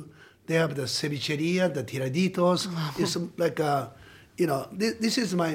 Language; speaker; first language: English; non-native, learner; Japanese